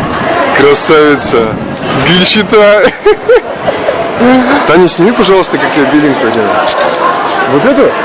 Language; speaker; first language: Russian; native; Russian